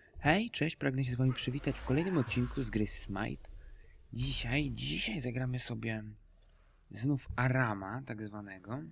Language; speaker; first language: Polish; native; Polish